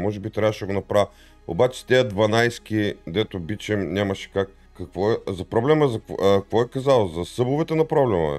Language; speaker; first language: Bulgarian; native; Bulgarian